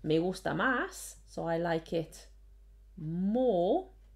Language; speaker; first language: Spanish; non-native, fluent; English